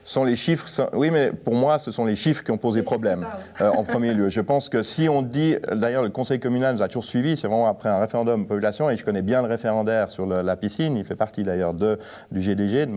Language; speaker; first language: French; native; French